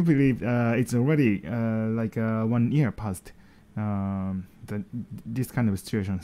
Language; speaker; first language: English; non-native, learner; Japanese